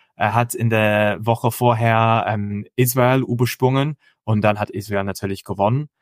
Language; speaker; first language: German; non-native, fluent; English